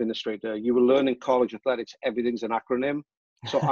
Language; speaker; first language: English; native; English